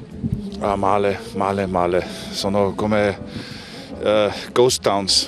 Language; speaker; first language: Italian; non-native, fluent; German